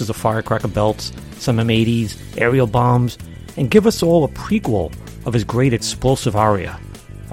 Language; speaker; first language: English; native; English